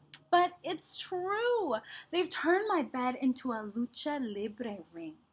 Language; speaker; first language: English; native; English